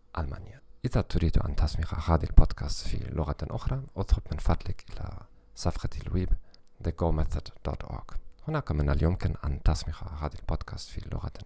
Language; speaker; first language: Arabic; non-native, learner; German